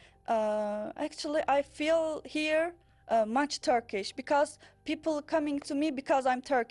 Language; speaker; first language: English; non-native, learner; Turkish